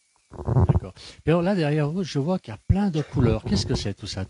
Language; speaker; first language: French; native; French